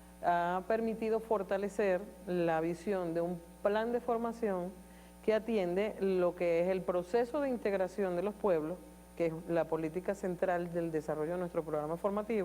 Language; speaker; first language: Spanish; native; Spanish